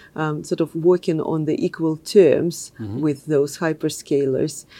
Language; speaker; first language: English; non-native, fluent; Russian